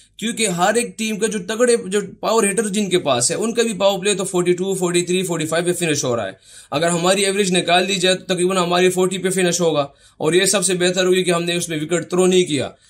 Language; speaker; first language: Urdu; non-native, local second language; Pashto